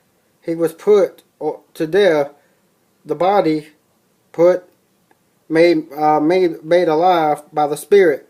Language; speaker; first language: English; native; English